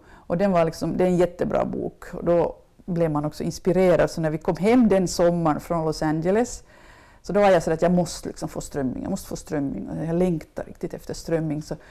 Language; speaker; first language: Swedish; native; Swedish